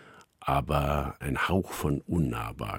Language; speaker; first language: German; native; German